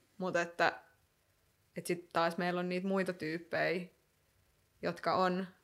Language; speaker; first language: Finnish; native; Finnish